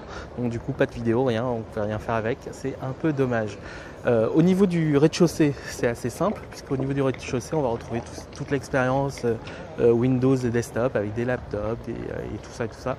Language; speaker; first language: French; native; French